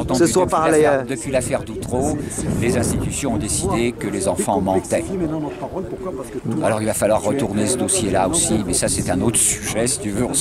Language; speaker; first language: French; native; French